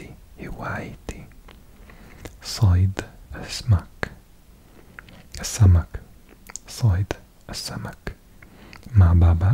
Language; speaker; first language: Arabic; non-native, learner; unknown